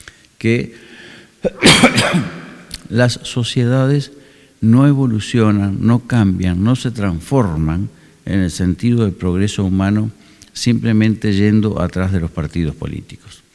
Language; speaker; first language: Spanish; native; Spanish